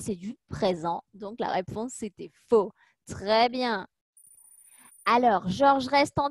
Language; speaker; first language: French; native; French